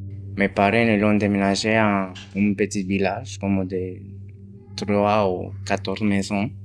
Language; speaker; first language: French; non-native, fluent; Spanish